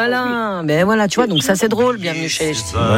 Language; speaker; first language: French; native; French